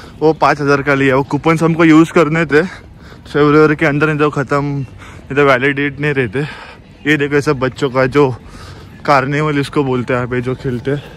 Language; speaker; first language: Hindi; non-native, local second language; Marathi